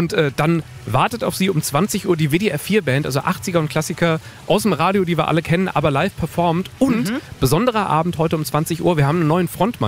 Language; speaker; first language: German; native; German